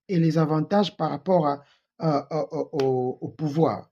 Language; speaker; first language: French; non-native, local second language; Lingala